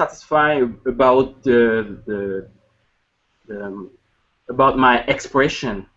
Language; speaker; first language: English; non-native, learner; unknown